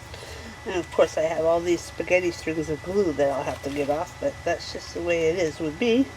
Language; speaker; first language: English; native; English